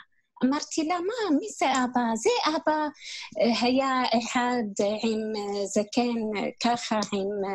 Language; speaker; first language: Hebrew; non-native, fluent; Arabic